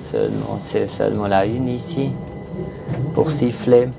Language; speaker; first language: French; non-native, learner; German